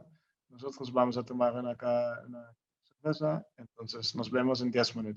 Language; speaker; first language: Spanish; non-native, learner; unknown